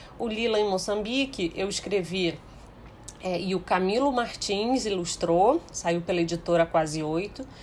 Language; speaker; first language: Portuguese; early bilingual, heritage; Portuguese